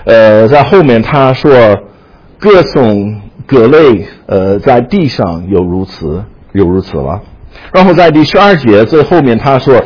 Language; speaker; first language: Chinese; non-native, fluent; English